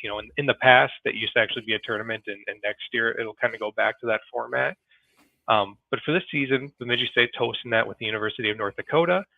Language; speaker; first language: English; native; English